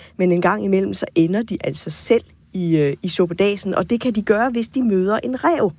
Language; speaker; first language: Danish; native; Danish